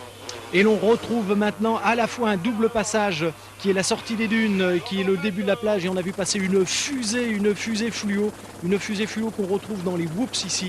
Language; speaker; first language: French; native; French